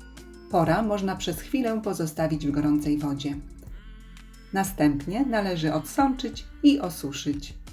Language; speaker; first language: Polish; native; Polish